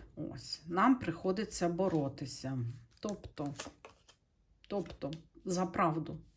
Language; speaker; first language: Ukrainian; non-native, local second language; Russian